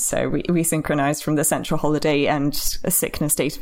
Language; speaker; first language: English; native; English